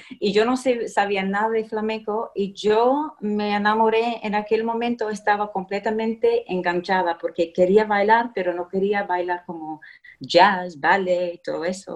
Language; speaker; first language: Spanish; non-native, fluent; English